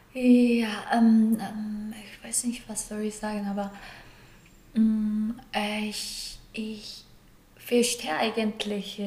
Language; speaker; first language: German; non-native, fluent; Korean